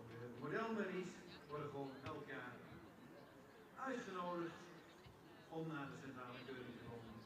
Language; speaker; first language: Dutch; native; Dutch